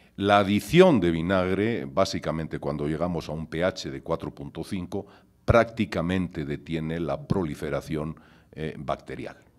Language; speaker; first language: Spanish; native; Spanish